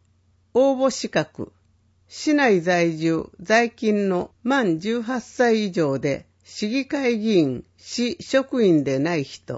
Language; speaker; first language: Japanese; native; Japanese